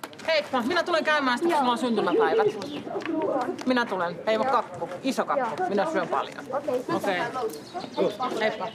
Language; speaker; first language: Finnish; non-native, learner; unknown